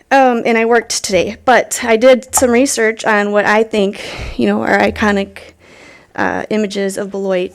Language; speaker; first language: English; native; English